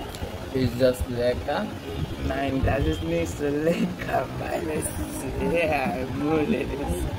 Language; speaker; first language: German; non-native, learner; Bangla